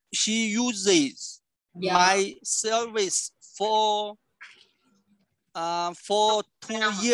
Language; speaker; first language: English; non-native, learner; Vietnamese